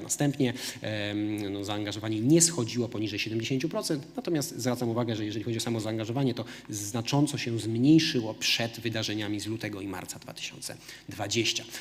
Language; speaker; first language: Polish; native; Polish